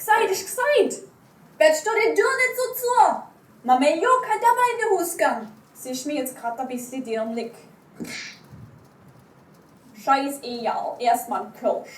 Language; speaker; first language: German; native; German